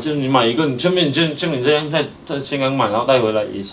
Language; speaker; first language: Chinese; native; Chinese